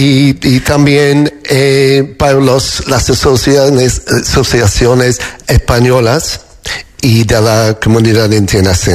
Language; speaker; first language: Spanish; non-native, learner; English